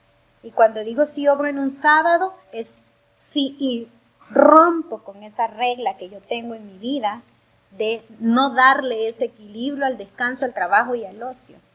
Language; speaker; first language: Spanish; native; Spanish